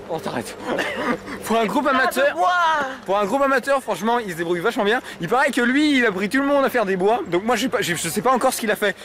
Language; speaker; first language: French; native; French